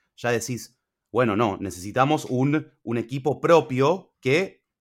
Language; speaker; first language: Spanish; early bilingual, other home language; English